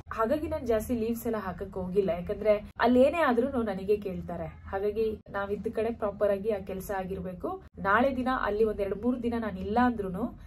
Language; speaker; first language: Kannada; native; Kannada